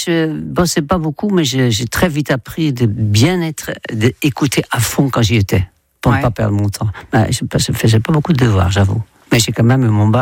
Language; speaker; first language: French; non-native, fluent; Dutch